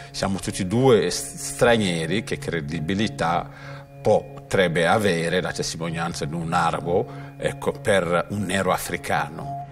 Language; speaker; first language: Italian; non-native, fluent; Wolof